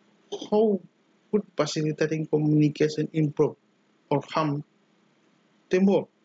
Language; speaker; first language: English; non-native, learner; Indonesian